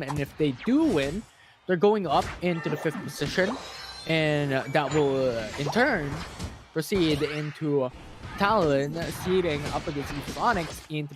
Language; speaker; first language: English; non-native, local second language; Filipino